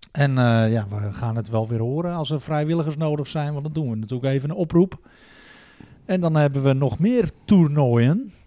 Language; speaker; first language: Dutch; native; Dutch